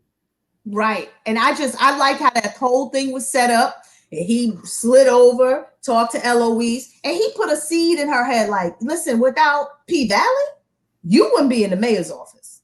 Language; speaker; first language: English; native; English